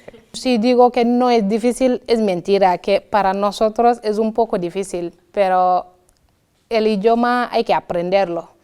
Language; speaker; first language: Spanish; non-native, fluent; Wolof